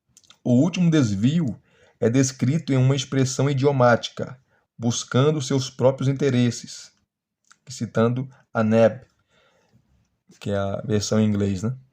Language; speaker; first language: Portuguese; native; Portuguese